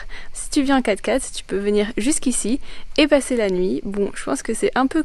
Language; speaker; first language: French; native; French